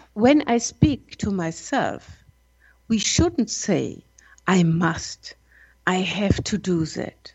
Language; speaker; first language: English; non-native, learner; German